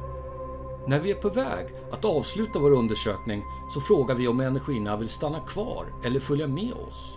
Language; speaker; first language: Swedish; native; Swedish